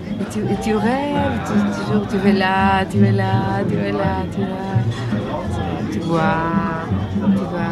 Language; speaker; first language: French; non-native, learner; Italian